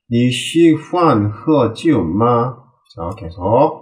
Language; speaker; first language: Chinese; non-native, learner; Korean